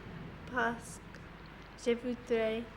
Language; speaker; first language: French; non-native, learner; English